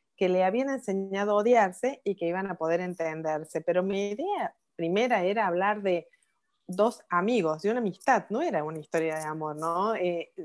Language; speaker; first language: Spanish; native; Spanish